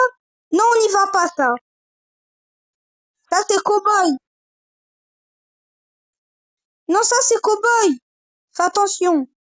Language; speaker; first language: French; native; French